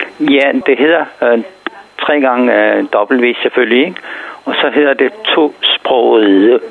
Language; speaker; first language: Danish; non-native, fluent; Urdu